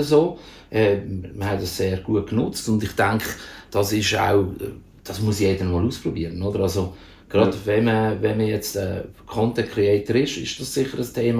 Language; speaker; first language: German; native; German